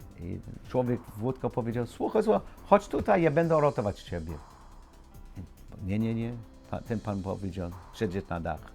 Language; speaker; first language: Polish; non-native, learner; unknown